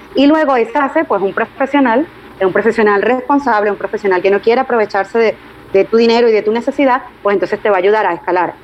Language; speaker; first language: Spanish; native; Spanish